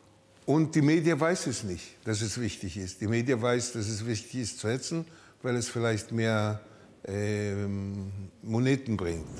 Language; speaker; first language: German; early bilingual, heritage; German